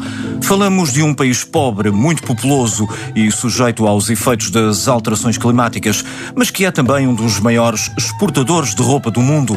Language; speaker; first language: Portuguese; native; Portuguese